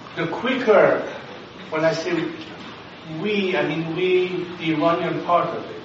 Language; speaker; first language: English; non-native, fluent; Persian